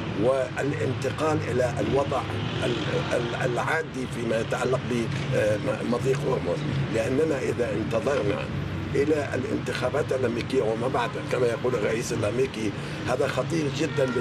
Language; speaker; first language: Arabic; non-native, fluent; Persian